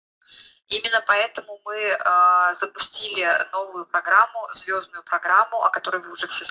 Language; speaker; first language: Russian; native; Russian